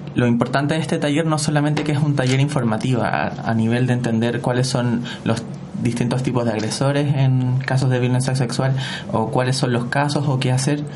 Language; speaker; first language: Spanish; native; Spanish